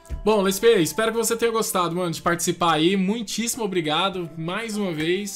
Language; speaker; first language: Portuguese; native; Portuguese